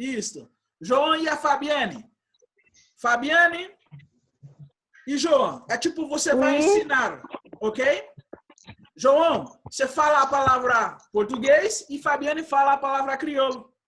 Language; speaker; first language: Portuguese; non-native, fluent; Haitian Creole